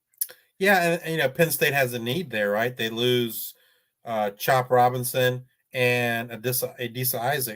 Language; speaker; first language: English; native; English